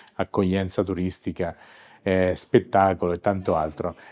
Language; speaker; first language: Italian; native; Italian